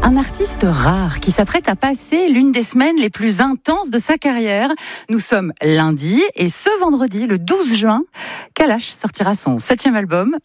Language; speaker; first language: French; native; French